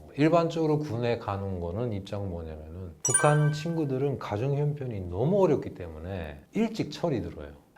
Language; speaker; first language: Korean; native; Korean